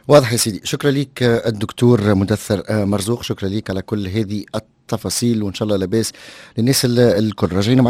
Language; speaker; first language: Arabic; native; Arabic